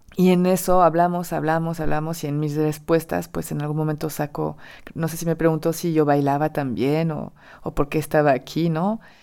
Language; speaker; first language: Spanish; non-native, fluent; French